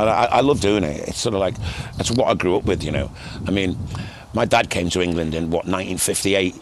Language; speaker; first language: English; native; English